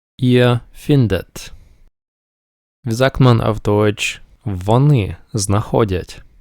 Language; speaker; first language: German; non-native, fluent; Ukrainian